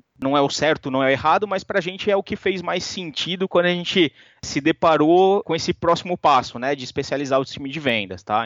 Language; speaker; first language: Portuguese; native; Portuguese